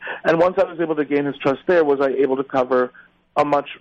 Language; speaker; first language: English; non-native, local second language; Urdu